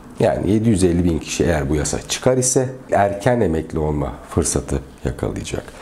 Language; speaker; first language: Turkish; native; Turkish